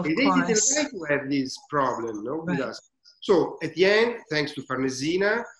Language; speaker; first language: English; non-native, learner; Italian